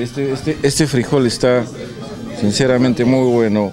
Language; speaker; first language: Spanish; native; Spanish